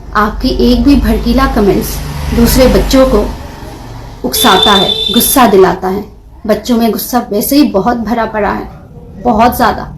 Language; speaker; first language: Hindi; non-native, local second language; Kok Borok